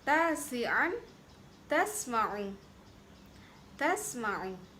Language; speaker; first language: Arabic; non-native, fluent; Indonesian